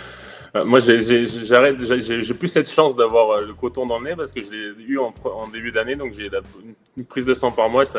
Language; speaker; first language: French; native; French